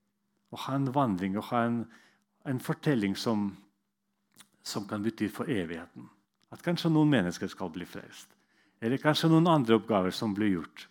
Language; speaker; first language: Norwegian; non-native, fluent; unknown